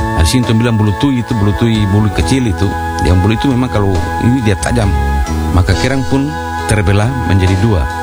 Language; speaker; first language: Indonesian; native; Indonesian